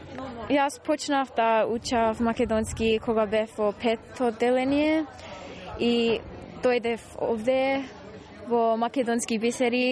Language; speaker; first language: Macedonian; early bilingual, heritage; English